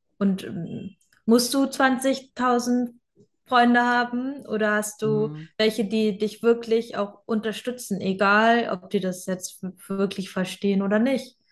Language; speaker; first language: German; native; German